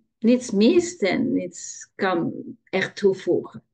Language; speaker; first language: Dutch; non-native, learner; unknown